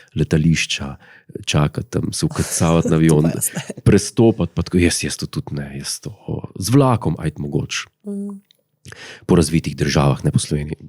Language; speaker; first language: Slovenian; native; Slovenian